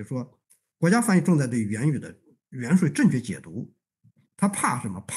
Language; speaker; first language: Chinese; native; Chinese